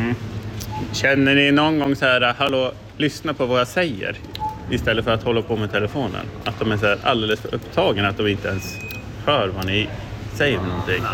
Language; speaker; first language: Swedish; native; Swedish